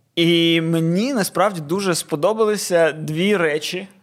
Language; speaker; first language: Ukrainian; non-native, local second language; Russian